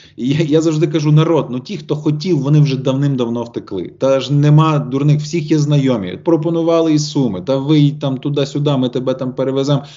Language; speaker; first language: Ukrainian; native; Ukrainian